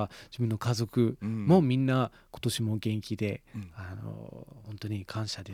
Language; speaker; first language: Japanese; non-native, fluent; English